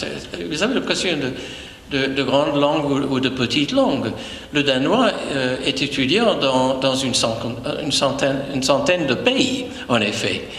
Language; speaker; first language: French; non-native, fluent; English